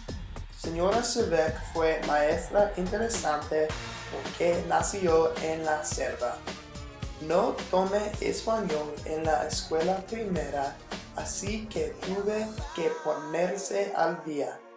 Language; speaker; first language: Spanish; non-native, learner; English